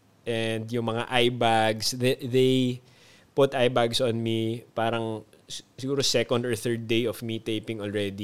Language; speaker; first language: English; non-native, local second language; Filipino